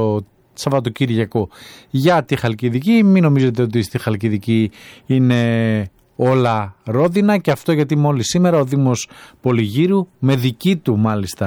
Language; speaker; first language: Greek; native; Greek